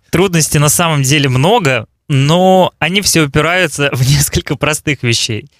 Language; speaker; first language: Russian; native; Russian